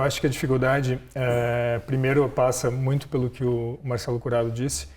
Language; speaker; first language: Portuguese; native; Portuguese